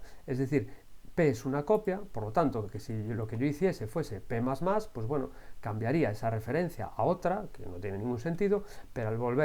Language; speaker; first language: Spanish; native; Spanish